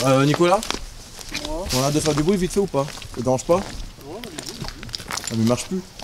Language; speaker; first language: French; native; French